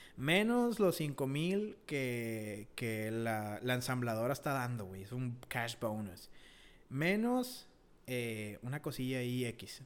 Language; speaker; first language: Spanish; early bilingual, heritage; Spanish